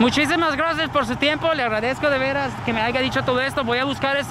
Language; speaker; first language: Spanish; early bilingual, other home language; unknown